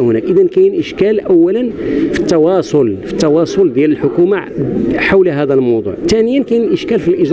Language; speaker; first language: Arabic; native; Arabic